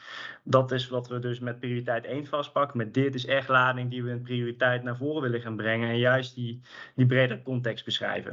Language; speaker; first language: Dutch; native; Dutch